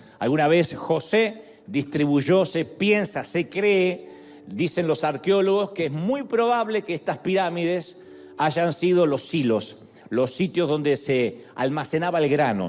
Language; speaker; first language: Spanish; native; Spanish